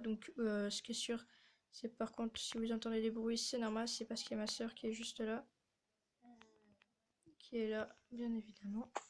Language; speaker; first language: French; native; French